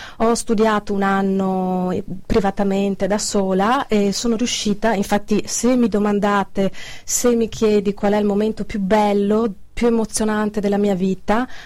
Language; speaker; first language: Italian; native; Italian